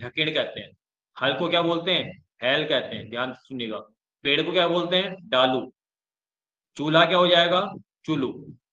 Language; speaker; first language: Hindi; native; Hindi